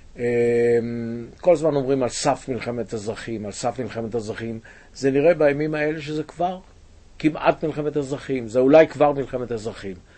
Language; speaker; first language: Hebrew; native; Hebrew